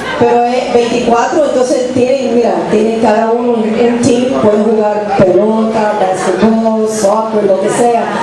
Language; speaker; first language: Spanish; early bilingual, heritage; English